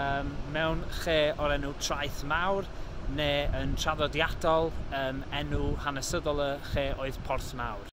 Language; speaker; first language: Welsh; native; Welsh